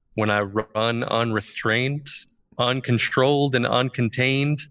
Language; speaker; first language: English; native; English